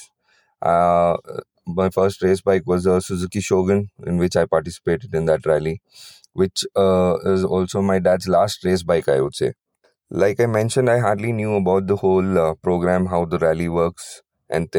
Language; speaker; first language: English; non-native, local second language; Kannada